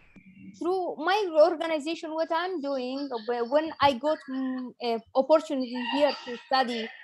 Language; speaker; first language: English; non-native, fluent; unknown